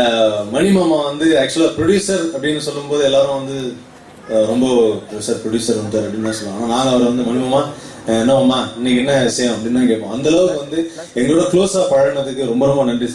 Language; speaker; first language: Tamil; native; Tamil